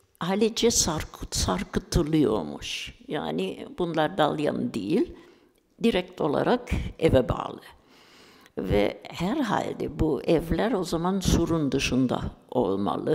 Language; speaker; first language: Turkish; non-native, fluent; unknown